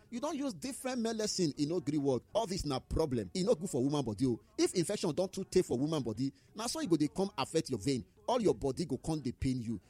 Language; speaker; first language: Nigerian Pidgin; native; Nigerian Pidgin